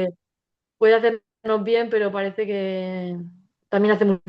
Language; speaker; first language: Spanish; native; Spanish